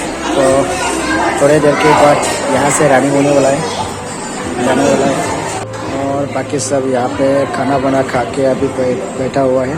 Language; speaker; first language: Hindi; non-native, local second language; Bodo